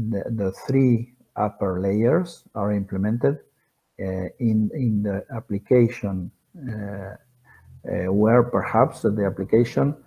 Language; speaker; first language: English; non-native, fluent; Spanish